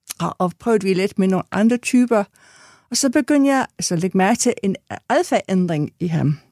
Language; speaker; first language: Danish; non-native, fluent; English